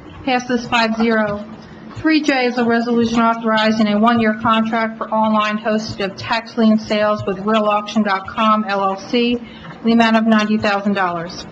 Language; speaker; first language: English; native; English